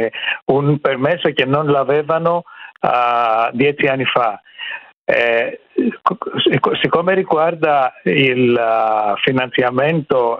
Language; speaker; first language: Italian; non-native, fluent; Greek